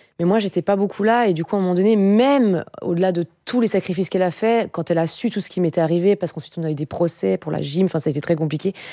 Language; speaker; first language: French; native; French